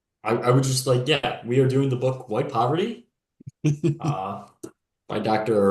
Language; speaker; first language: English; native; English